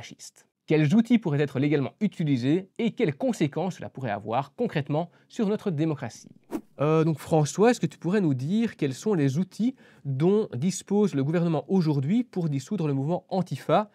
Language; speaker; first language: French; native; French